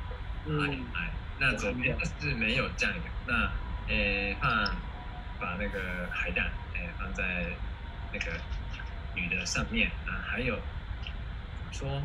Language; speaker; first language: Chinese; non-native, fluent; Japanese